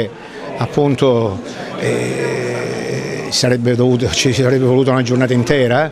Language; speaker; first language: Italian; native; Italian